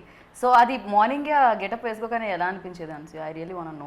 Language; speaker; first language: Telugu; native; Telugu